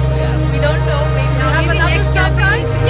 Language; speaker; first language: English; non-native, learner; Turkish